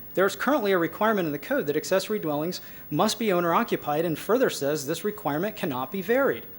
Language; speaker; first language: English; native; English